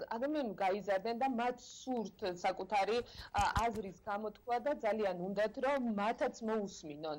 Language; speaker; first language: Georgian; non-native, local second language; Azerbaijani